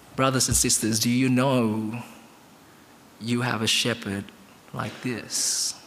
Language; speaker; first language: English; non-native, fluent; Indonesian